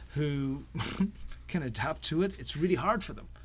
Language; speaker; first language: English; native; English